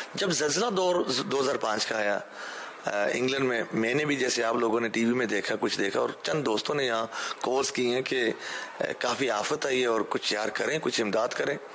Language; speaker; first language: Urdu; early bilingual, heritage; Urdu